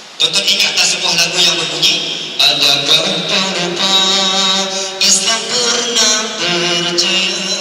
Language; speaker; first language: Malay; native; Malay